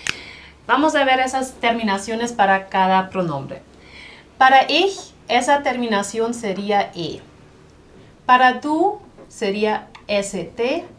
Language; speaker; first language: Spanish; non-native, fluent; German